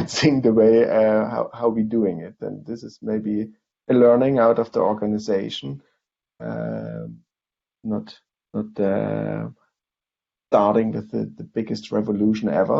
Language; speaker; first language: English; non-native, fluent; German